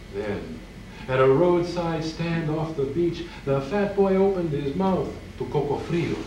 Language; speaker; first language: English; native; English